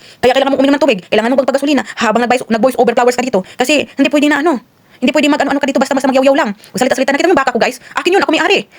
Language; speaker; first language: Filipino; non-native, local second language; Cebuano